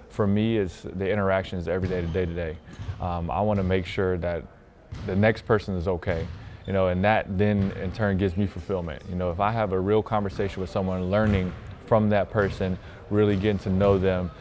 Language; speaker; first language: English; native; English